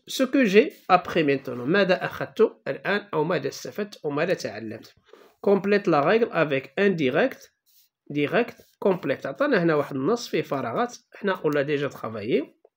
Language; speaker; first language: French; non-native, local second language; Arabic